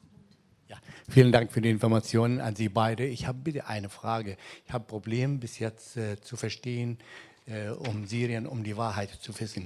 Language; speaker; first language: German; non-native, fluent; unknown